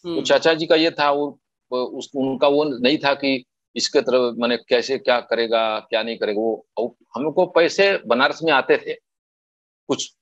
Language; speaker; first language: Hindi; native; Hindi